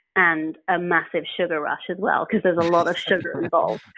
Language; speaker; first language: English; native; English